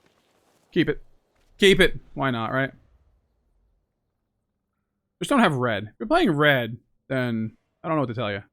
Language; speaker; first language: English; native; English